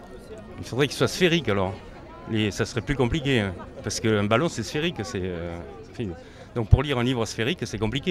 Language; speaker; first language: French; native; French